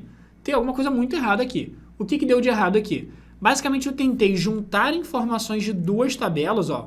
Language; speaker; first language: Portuguese; native; Portuguese